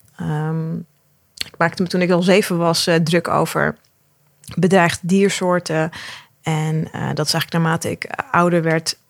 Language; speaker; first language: Dutch; early bilingual, other home language; Arabic